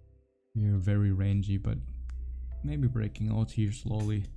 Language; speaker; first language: English; non-native, fluent; German